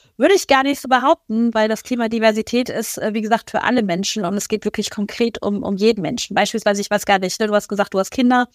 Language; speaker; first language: German; early bilingual, other home language; Persian